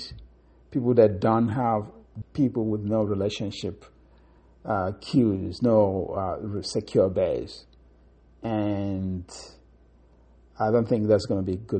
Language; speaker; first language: English; non-native, local second language; Igbo